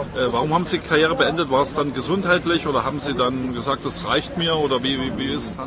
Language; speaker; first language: German; native; German